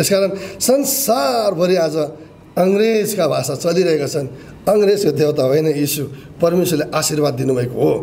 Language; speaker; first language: Nepali; non-native, local second language; Limbu